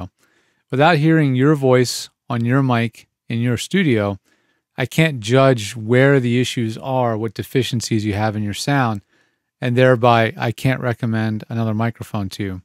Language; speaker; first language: English; native; English